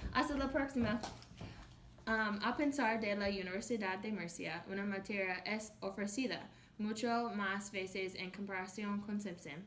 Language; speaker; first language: Spanish; non-native, learner; English